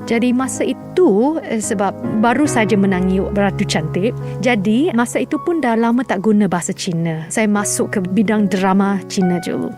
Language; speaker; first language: Malay; non-native, local second language; Chinese